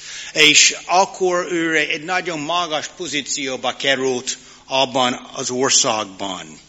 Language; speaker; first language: Hungarian; non-native, learner; English